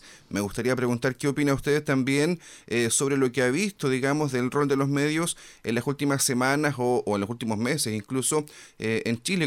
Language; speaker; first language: Spanish; native; Spanish